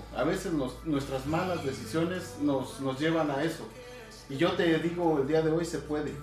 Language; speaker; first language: Spanish; native; Spanish